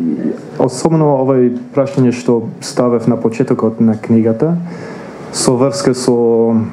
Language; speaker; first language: Macedonian; non-native, fluent; English